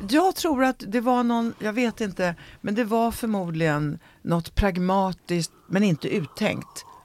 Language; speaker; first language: Swedish; early bilingual, other home language; Italian